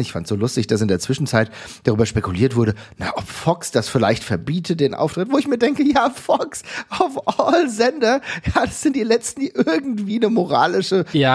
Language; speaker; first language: German; native; German